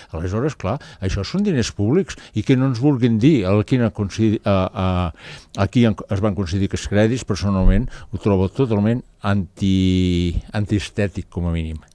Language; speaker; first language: Catalan; native; Catalan